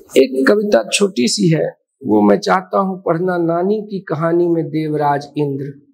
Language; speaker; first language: Hindi; non-native, local second language; Maithili